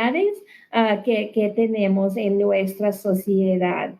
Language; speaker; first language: Spanish; non-native, learner; English